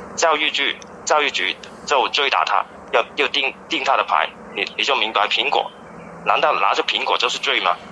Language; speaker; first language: Chinese; non-native, fluent; Cantonese